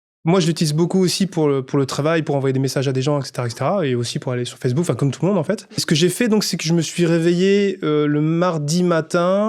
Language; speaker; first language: French; native; French